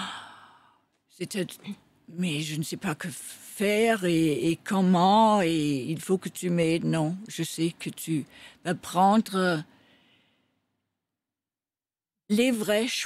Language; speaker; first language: French; non-native, fluent; Danish